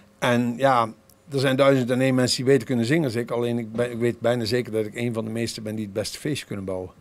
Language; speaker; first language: Dutch; native; Dutch